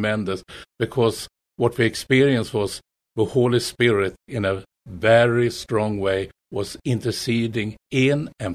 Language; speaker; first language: English; non-native, fluent; Swedish